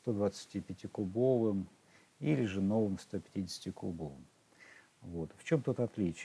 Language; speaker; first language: Russian; native; Russian